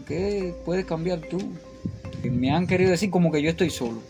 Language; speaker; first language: Spanish; native; Spanish